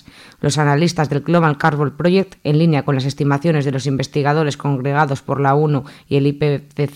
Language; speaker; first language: Spanish; native; Spanish